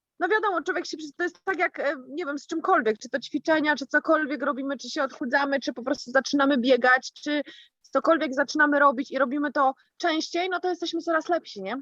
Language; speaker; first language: Polish; native; Polish